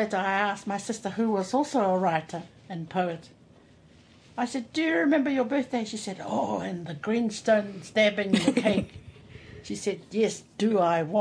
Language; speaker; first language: English; native; English